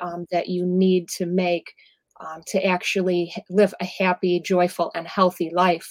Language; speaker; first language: English; native; English